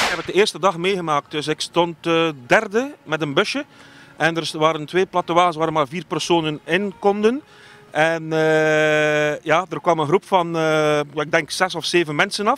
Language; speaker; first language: Dutch; native; Dutch